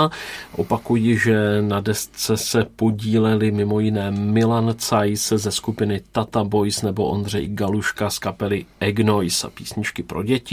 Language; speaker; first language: Czech; native; Czech